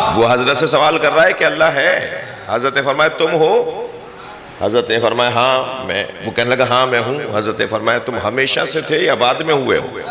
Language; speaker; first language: Urdu; native; Urdu